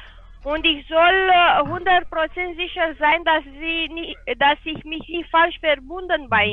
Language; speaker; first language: German; non-native, fluent; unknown